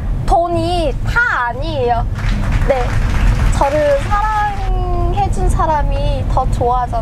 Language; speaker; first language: Korean; non-native, learner; Vietnamese